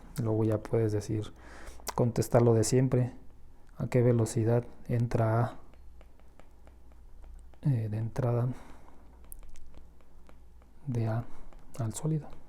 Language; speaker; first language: Spanish; native; Spanish